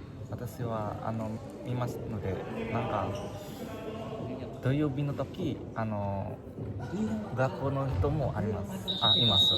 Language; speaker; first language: Japanese; non-native, learner; Indonesian